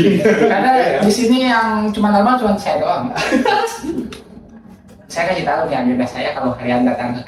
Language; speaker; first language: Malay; non-native, local second language; Sundanese